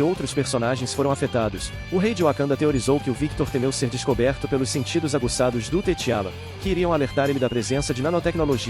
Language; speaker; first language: Portuguese; native; Portuguese